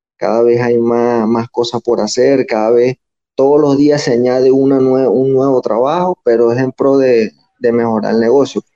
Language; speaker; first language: Spanish; native; Spanish